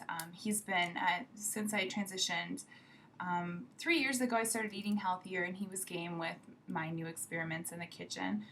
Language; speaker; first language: English; native; English